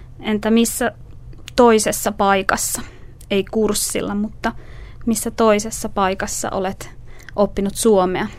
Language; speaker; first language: Finnish; native; Finnish